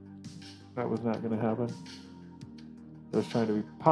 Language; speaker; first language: English; native; English